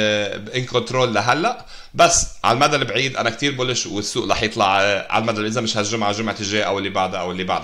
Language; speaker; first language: Arabic; native; Arabic